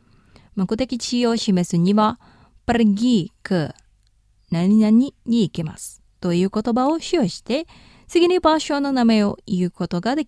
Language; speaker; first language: Japanese; non-native, fluent; Indonesian